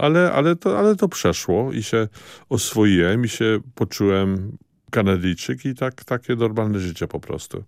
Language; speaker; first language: Polish; early bilingual, heritage; Polish